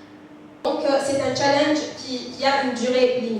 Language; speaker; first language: French; non-native, local second language; Arabic